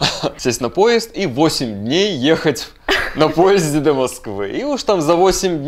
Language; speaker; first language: Russian; native; Russian